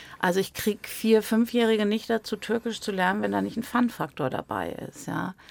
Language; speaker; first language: German; native; German